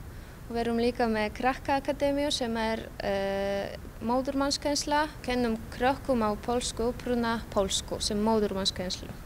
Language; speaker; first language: Icelandic; non-native, fluent; Polish